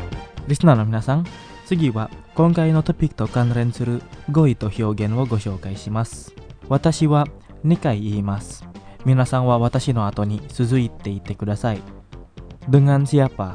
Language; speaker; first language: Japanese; non-native, fluent; Indonesian